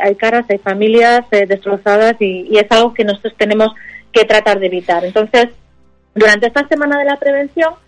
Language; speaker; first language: Spanish; native; Spanish